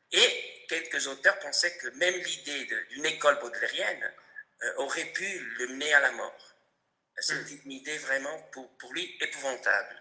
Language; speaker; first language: French; non-native, fluent; Spanish